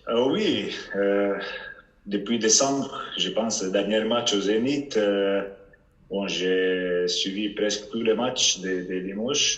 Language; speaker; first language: French; non-native, fluent; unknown